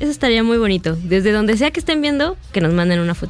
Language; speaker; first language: Spanish; native; Spanish